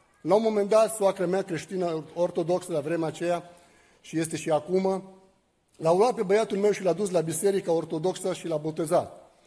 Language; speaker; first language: Romanian; non-native, fluent; Arabic